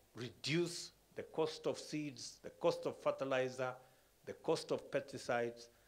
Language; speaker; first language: English; non-native, local second language; Kalenjin